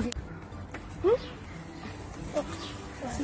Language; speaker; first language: English; non-native, learner; Bangla